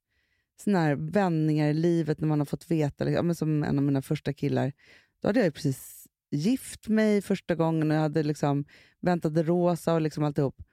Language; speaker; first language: Swedish; native; Swedish